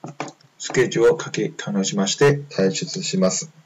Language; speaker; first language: Japanese; non-native, fluent; Chinese